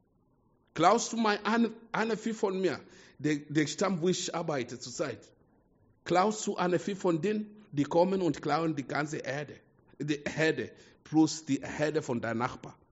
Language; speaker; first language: German; non-native, fluent; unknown